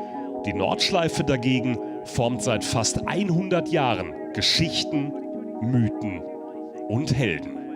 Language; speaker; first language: German; native; German